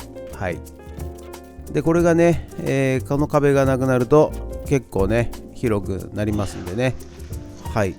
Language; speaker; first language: Japanese; native; Japanese